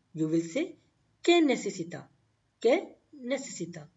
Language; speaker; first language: Spanish; non-native, learner; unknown